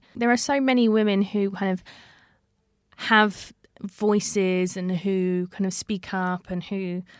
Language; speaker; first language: English; native; English